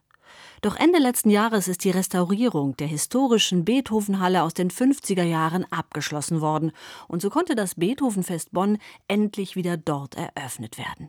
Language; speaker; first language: German; native; German